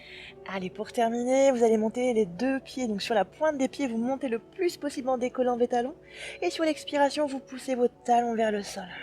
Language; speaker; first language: French; native; French